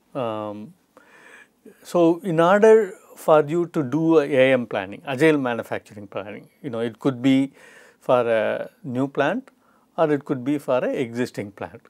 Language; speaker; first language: English; non-native, local second language; Tamil